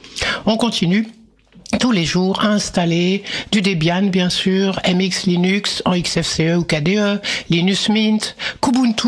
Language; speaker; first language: French; native; French